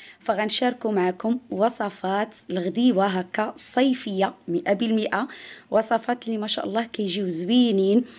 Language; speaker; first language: Arabic; native; Arabic